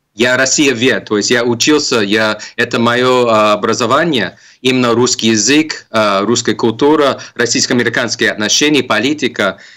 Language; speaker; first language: Russian; non-native, fluent; English